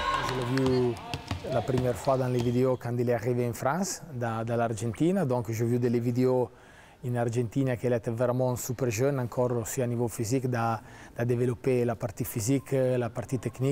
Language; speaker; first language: French; non-native, fluent; Italian